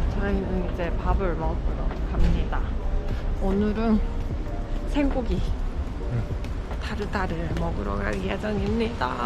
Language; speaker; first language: Korean; non-native, fluent; Japanese